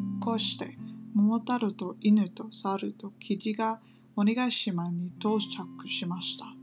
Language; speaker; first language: Japanese; non-native, learner; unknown